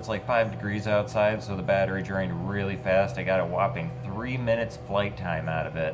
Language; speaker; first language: English; native; English